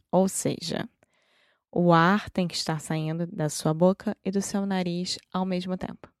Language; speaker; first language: Portuguese; native; Portuguese